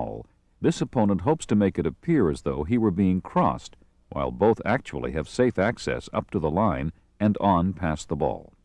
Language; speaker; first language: English; native; English